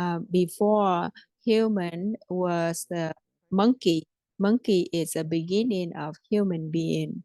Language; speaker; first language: English; non-native, fluent; Vietnamese